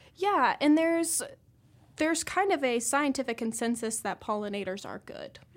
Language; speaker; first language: English; native; English